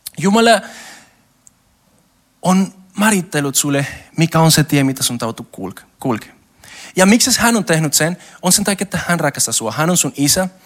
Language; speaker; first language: Finnish; non-native, learner; Spanish